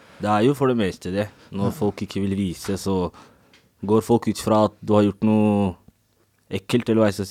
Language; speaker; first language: Norwegian; native; Norwegian